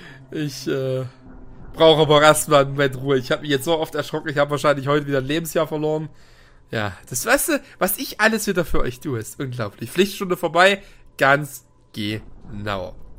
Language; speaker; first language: German; native; German